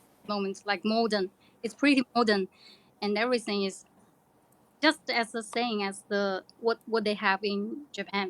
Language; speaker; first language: English; non-native, learner; Chinese